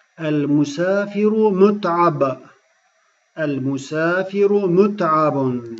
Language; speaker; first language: Arabic; non-native, fluent; Turkish